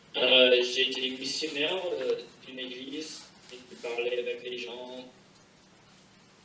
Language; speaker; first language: French; non-native, fluent; English